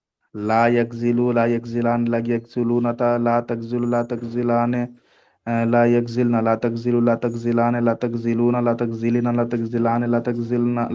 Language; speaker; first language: Arabic; non-native, learner; Urdu